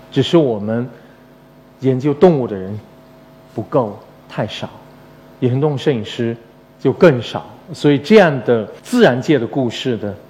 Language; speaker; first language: Chinese; native; Chinese